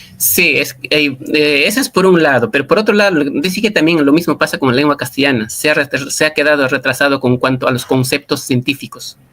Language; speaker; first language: Spanish; non-native, local second language; Quechua